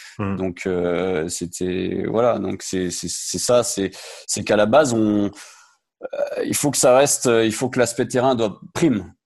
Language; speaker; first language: French; native; French